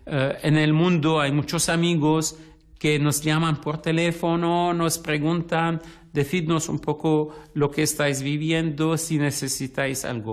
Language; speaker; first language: Spanish; non-native, fluent; Arabic